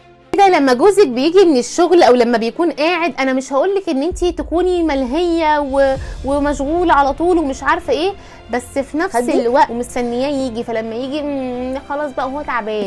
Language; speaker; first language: Arabic; native; Arabic